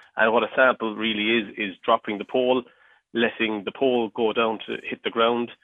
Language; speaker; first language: English; native; English